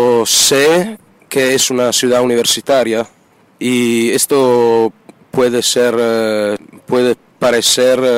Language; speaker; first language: Spanish; non-native, fluent; Italian